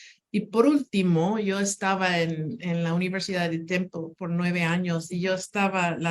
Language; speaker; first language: Spanish; non-native, fluent; English